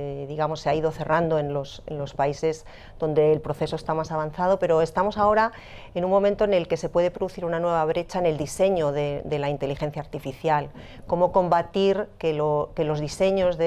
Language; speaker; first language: Spanish; native; Spanish